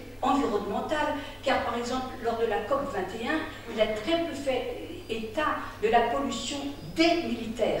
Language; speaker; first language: French; native; French